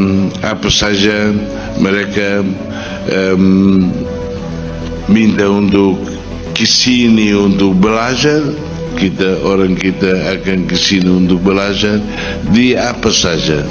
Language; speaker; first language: Indonesian; non-native, fluent; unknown